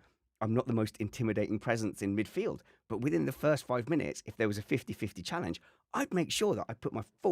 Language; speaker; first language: English; native; English